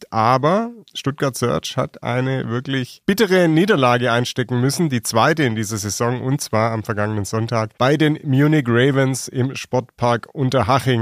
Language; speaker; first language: German; native; German